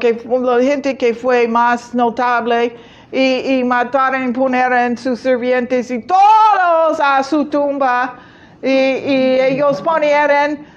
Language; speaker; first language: Spanish; non-native, fluent; English